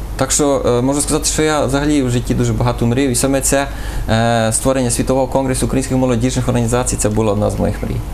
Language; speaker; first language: Ukrainian; early bilingual, heritage; Ukrainian